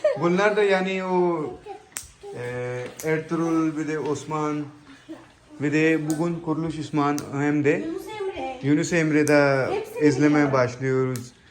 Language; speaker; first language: Turkish; non-native, learner; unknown